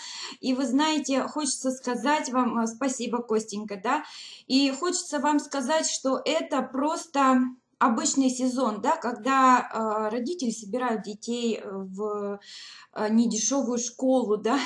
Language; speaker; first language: Russian; native; Russian